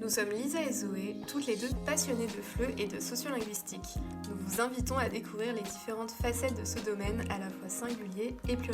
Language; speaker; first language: French; native; French